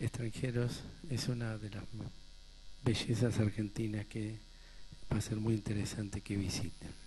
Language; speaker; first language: Spanish; native; Spanish